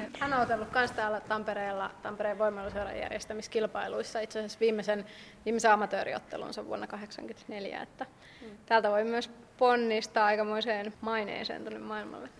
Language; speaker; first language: Finnish; native; Finnish